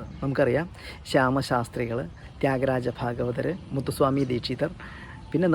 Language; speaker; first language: Malayalam; native; Malayalam